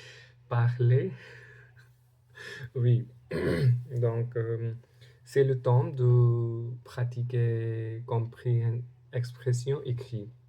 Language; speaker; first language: French; non-native, learner; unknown